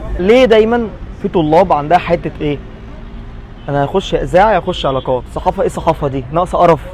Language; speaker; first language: Egyptian Arabic; native; Egyptian Arabic